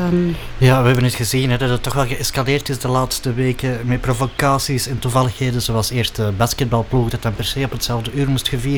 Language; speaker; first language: Dutch; native; Dutch